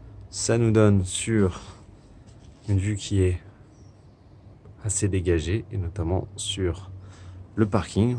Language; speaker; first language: French; native; French